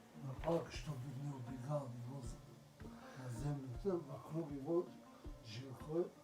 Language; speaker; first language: Russian; non-native, local second language; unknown